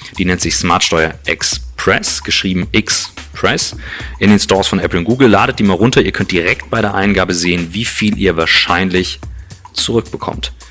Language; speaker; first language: German; native; German